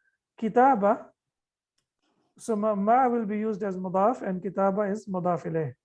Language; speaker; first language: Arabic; non-native, fluent; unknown